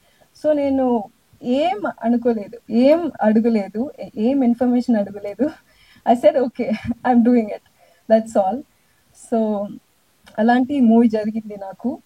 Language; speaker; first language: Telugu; non-native, learner; Tamil